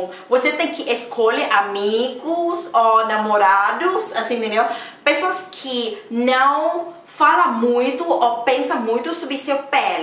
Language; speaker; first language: Portuguese; non-native, learner; Thai